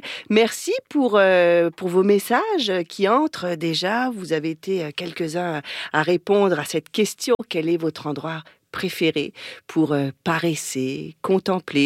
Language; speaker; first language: French; native; French